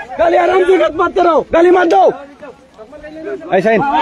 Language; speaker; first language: Hindi; non-native, learner; Bangla